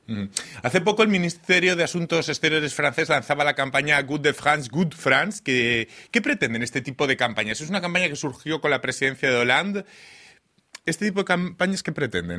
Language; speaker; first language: Spanish; native; Spanish